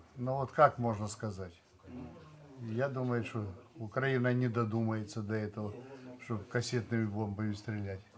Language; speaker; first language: Russian; native; Russian